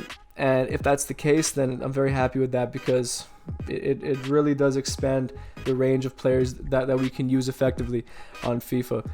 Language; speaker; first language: English; native; English